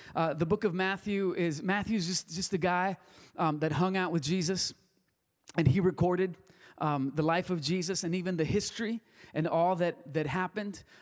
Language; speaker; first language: English; early bilingual, other home language; Spanish